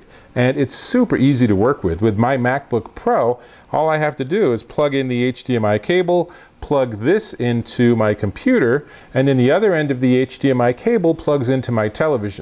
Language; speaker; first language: English; native; English